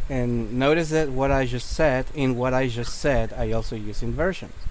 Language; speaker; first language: English; non-native, fluent; Spanish